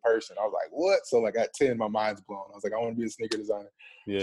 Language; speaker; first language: English; native; English